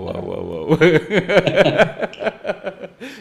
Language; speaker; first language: English; non-native, local second language; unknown